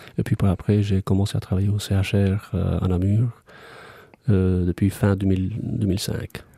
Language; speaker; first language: French; non-native, fluent; Albanian